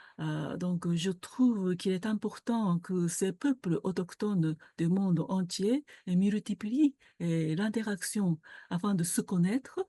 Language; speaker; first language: French; non-native, fluent; Japanese